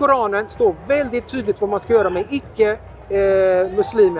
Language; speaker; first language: Swedish; native; Swedish